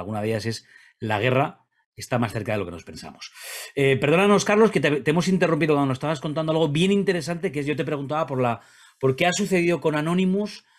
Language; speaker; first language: Spanish; native; Spanish